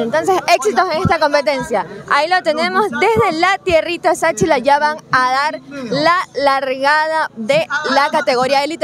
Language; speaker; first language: Spanish; native; Spanish